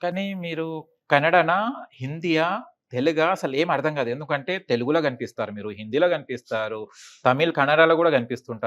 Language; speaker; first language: Telugu; native; Telugu